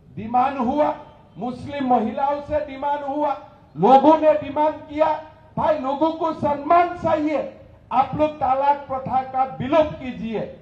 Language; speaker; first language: Hindi; non-native, local second language; Assamese